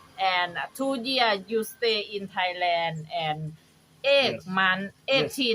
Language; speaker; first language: English; non-native, learner; Thai